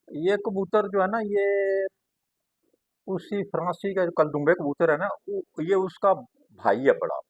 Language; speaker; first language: Hindi; non-native, local second language; Punjabi